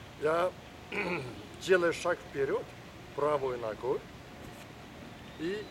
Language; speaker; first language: Russian; non-native, learner; Chinese